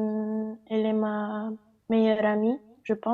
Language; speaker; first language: French; non-native, learner; Romanian